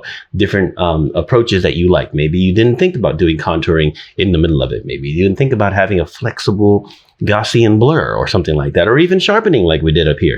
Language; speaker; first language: English; native; English